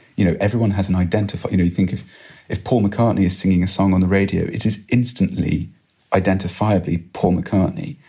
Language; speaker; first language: English; native; English